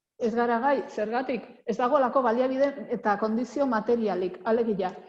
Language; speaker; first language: Basque; non-native, local second language; Spanish